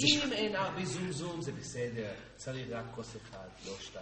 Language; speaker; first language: Hebrew; non-native, fluent; English